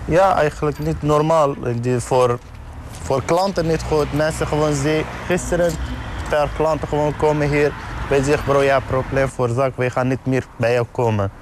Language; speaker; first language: Dutch; non-native, learner; Arabic